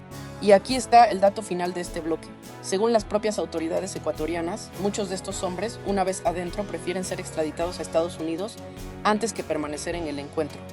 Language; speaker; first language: Spanish; native; Spanish